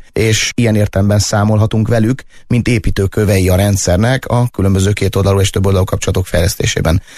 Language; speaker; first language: Hungarian; native; Hungarian